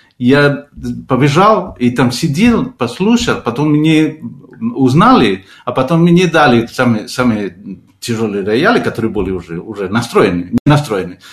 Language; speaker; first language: Russian; non-native, fluent; Spanish